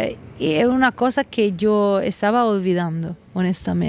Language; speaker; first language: Spanish; non-native, fluent; Italian